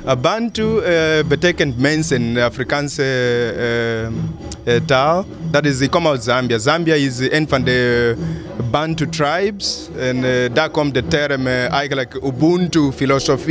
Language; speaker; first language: Dutch; non-native, fluent; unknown